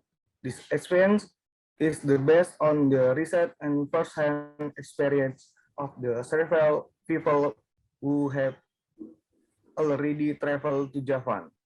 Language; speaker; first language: English; non-native, learner; Indonesian